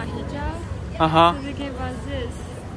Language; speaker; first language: English; non-native, learner; Chinese